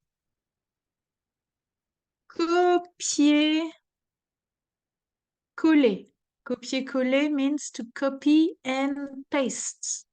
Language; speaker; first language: French; native; French